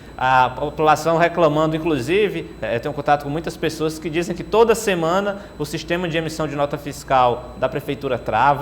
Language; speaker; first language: Portuguese; native; Portuguese